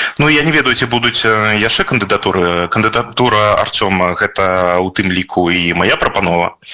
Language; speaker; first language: Belarusian; native; Belarusian